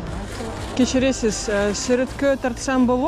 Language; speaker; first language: Kyrgyz; non-native, learner; Russian